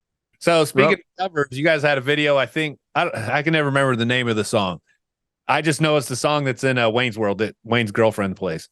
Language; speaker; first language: English; native; English